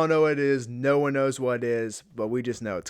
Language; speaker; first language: English; native; English